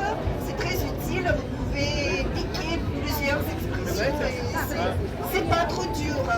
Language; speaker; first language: French; non-native, fluent; Russian